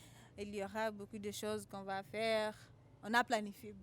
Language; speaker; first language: French; non-native, fluent; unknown